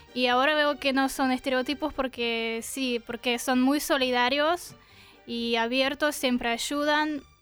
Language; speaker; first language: Spanish; non-native, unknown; Russian